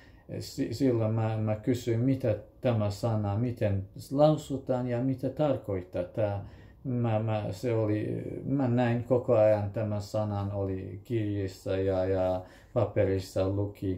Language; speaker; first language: Finnish; non-native, fluent; Kurdish